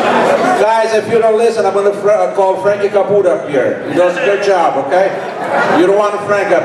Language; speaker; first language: English; native; English